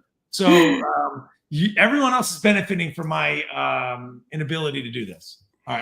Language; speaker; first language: English; native; English